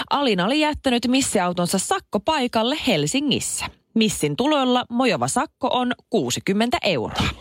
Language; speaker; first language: Finnish; native; Finnish